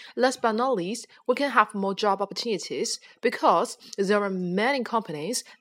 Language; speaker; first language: English; non-native, fluent; Chinese